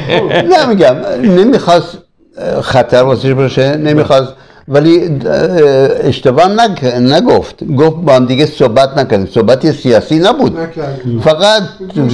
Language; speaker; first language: Persian; early bilingual, other home language; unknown